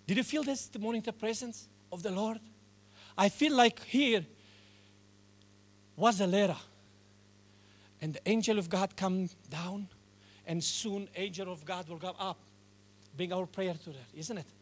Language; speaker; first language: English; non-native, learner; Romanian